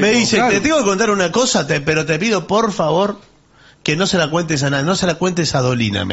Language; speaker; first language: Spanish; native; Spanish